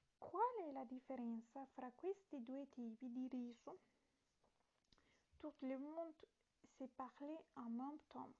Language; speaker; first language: French; non-native, learner; Italian